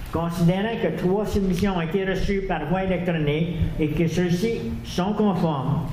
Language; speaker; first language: French; native; French